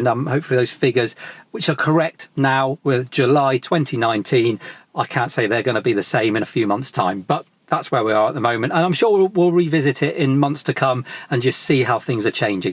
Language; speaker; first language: English; native; English